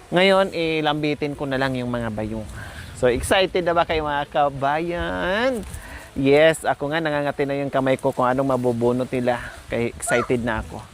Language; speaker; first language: Filipino; non-native, local second language; Cebuano